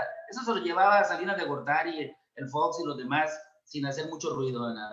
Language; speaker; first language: Spanish; native; Spanish